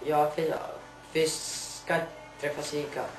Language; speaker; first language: Swedish; early bilingual, other home language; Somali